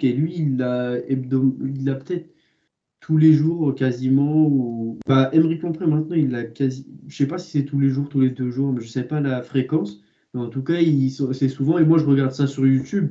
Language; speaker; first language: French; native; French